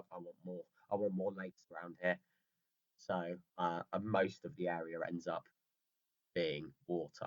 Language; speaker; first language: English; native; English